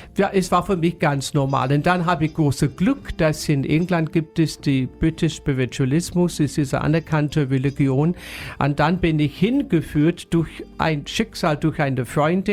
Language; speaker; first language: German; non-native, fluent; English